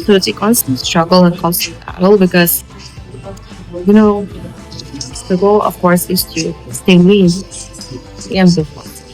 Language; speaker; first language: English; non-native, fluent; Lithuanian